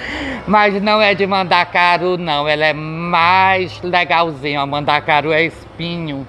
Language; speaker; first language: Portuguese; native; Portuguese